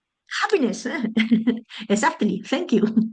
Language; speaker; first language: English; non-native, learner; Spanish